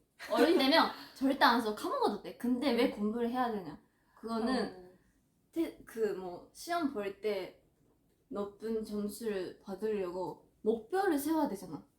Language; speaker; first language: Korean; non-native, fluent; Japanese